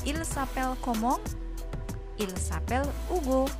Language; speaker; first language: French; non-native, learner; Indonesian